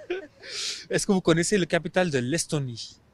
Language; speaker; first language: French; non-native, fluent; English